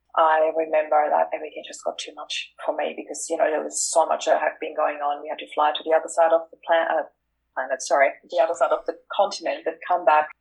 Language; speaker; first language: English; non-native, fluent; German